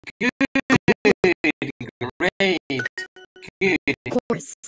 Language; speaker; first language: English; non-native, learner; Russian